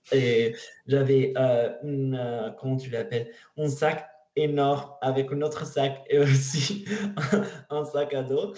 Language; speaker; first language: French; non-native, learner; Italian